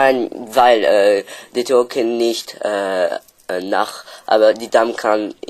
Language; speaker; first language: German; non-native, learner; French